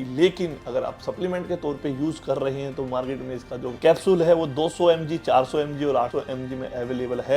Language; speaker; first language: Hindi; native; Hindi